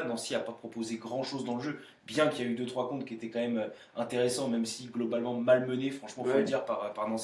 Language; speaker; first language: French; native; French